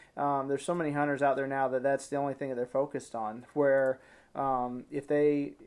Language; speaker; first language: English; native; English